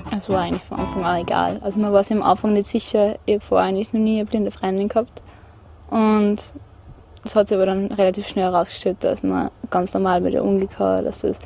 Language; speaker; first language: German; native; German